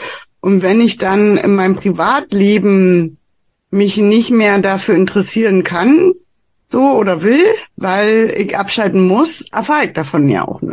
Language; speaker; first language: German; native; German